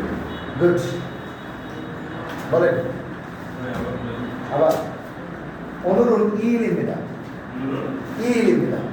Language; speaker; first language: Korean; non-native, learner; Bangla